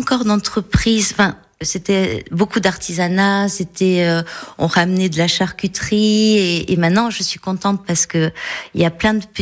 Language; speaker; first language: French; native; French